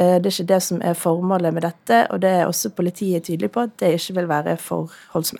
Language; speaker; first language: Norwegian; native; Norwegian